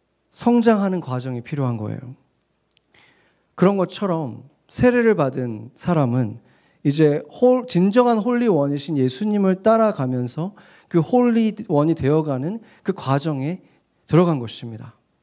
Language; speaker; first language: Korean; native; Korean